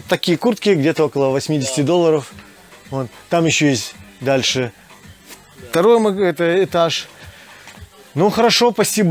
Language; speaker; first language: Russian; native; Russian